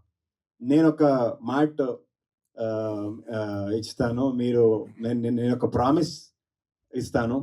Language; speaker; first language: Telugu; non-native, learner; Kannada